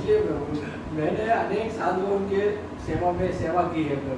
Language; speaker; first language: Hindi; non-native, local second language; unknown